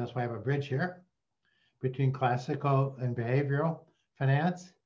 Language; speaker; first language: English; native; English